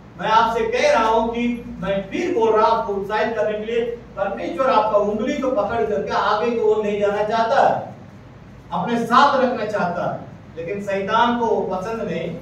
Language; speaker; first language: Hindi; non-native, local second language; Malayalam